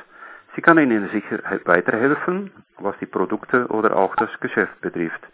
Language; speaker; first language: German; native; German